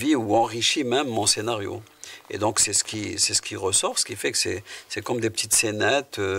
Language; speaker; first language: French; non-native, local second language; Arabic